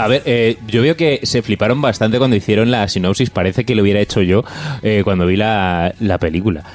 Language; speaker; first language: Spanish; native; Spanish